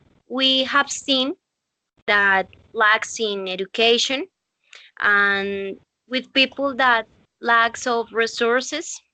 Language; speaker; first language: English; non-native, learner; Spanish